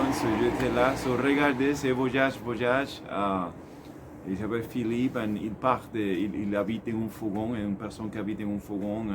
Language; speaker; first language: French; non-native, learner; Spanish